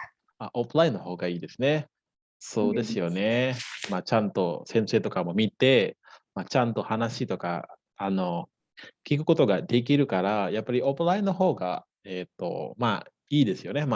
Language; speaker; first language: Japanese; non-native, fluent; Indonesian